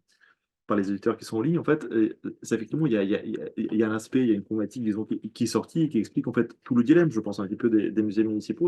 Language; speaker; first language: French; non-native, fluent; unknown